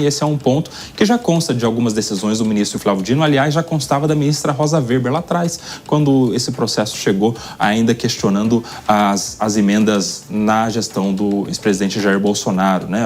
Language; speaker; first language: Portuguese; native; Portuguese